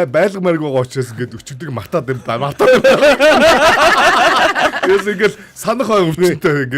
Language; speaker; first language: Mongolian; native; Mongolian